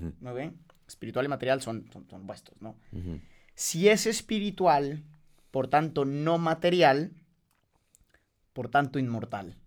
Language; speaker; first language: Spanish; native; Spanish